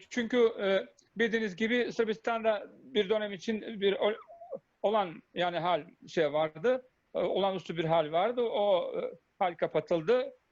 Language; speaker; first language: Turkish; non-native, fluent; Bosnian